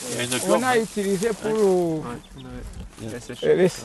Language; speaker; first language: French; non-native, local second language; Kinyarwanda